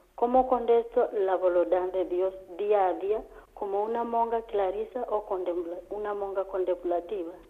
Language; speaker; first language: Spanish; non-native, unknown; Kamba